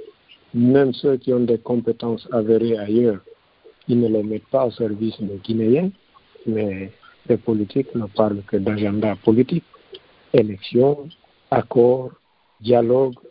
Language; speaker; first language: French; non-native, local second language; Fula